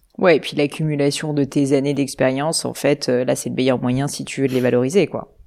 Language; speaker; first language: French; native; French